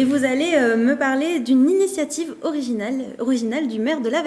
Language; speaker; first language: French; native; French